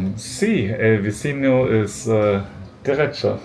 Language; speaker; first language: Spanish; non-native, learner; German